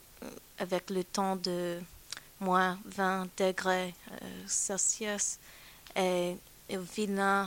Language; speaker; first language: French; non-native, fluent; English